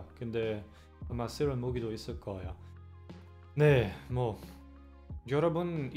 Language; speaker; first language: Korean; non-native, fluent; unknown